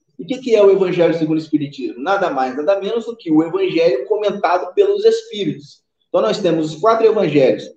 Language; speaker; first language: Portuguese; native; Portuguese